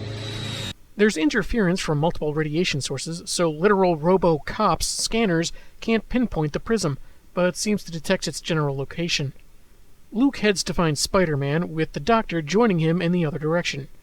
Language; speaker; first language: English; native; English